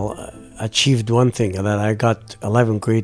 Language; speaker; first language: English; non-native, fluent; Arabic